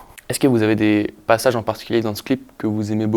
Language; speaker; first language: French; native; French